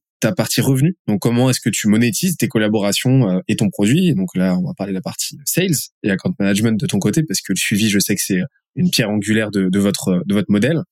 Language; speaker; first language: French; native; French